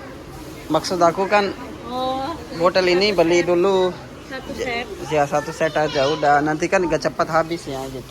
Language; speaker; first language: Indonesian; non-native, learner; Urdu